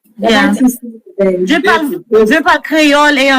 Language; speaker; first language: French; non-native, learner; Haitian Creole